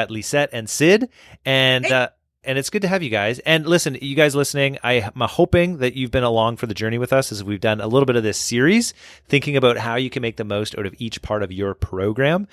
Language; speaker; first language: English; native; English